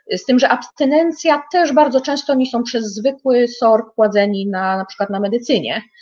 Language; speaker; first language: Polish; native; Polish